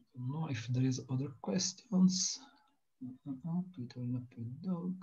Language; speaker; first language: English; non-native, learner; Italian